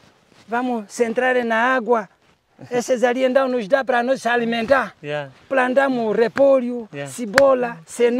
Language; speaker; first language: Portuguese; non-native, local second language; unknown